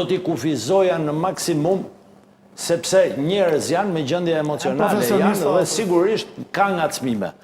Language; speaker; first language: Albanian; native; Albanian